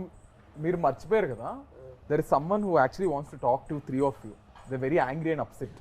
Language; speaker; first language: Telugu; native; Telugu